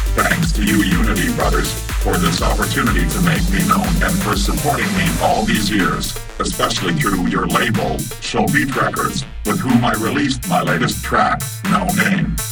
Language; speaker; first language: English; non-native, fluent; Italian